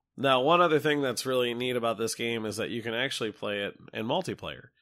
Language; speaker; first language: English; native; English